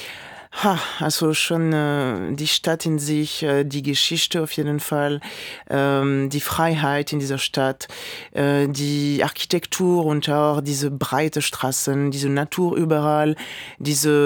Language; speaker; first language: German; non-native, fluent; French